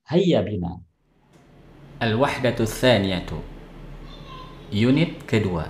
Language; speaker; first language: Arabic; non-native, fluent; Indonesian